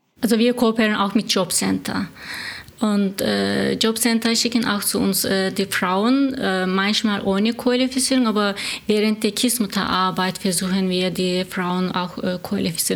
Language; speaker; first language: German; non-native, learner; Turkish